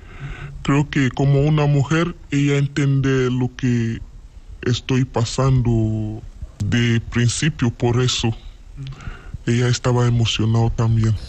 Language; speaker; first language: Spanish; non-native, learner; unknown